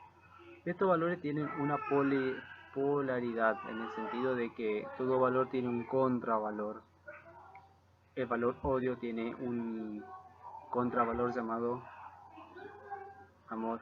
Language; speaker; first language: Spanish; native; Spanish